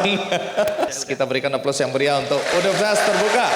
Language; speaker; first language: Indonesian; native; Indonesian